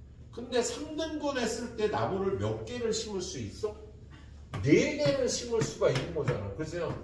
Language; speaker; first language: Korean; native; Korean